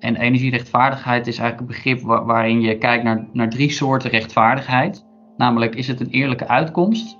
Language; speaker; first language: Dutch; native; Dutch